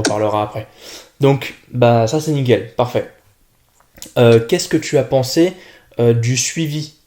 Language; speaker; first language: French; native; French